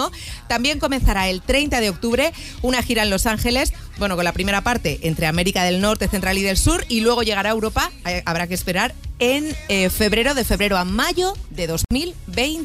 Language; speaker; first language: Spanish; native; Spanish